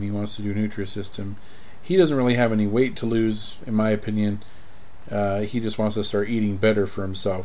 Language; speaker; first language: English; native; English